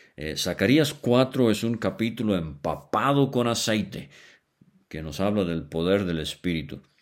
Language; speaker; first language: Spanish; native; Spanish